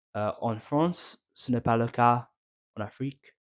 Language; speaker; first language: French; non-native, fluent; English